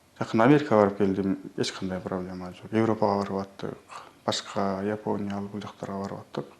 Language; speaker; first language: Kyrgyz; early bilingual, heritage; Kyrgyz